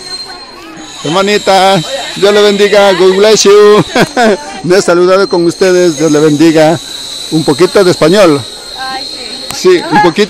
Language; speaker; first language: Spanish; native; Spanish